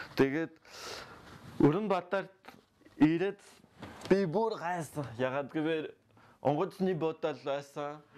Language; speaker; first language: Mongolian; non-native, learner; French